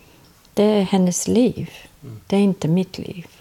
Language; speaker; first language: Swedish; non-native, learner; English